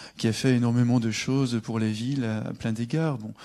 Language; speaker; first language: French; native; French